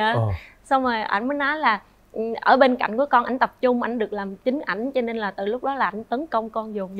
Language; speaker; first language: Vietnamese; native; Vietnamese